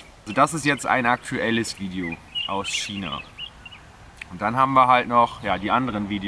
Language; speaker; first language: German; native; German